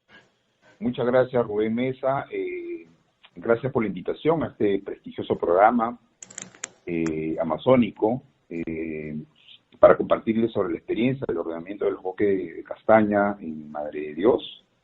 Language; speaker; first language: Spanish; native; Spanish